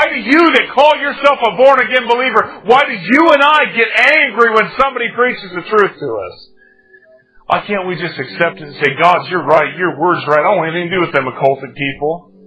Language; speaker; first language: English; native; English